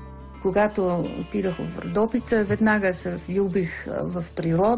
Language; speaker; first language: Bulgarian; non-native, fluent; Dutch